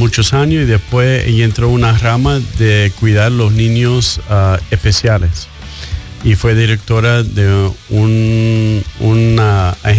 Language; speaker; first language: Spanish; early bilingual, heritage; Spanish